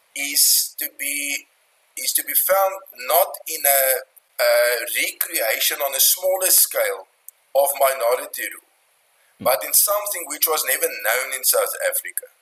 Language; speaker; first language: English; non-native, local second language; Afrikaans